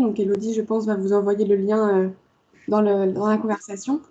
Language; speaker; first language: French; native; French